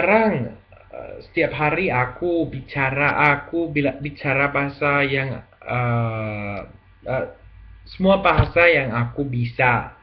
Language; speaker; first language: Indonesian; non-native, learner; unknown